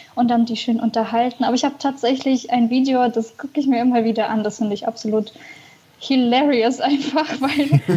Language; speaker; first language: German; early bilingual, other home language; Russian